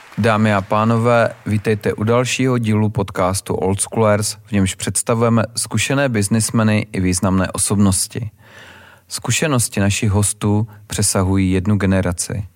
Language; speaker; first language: Czech; native; Czech